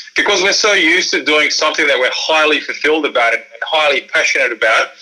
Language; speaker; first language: English; early bilingual, other home language; Croatian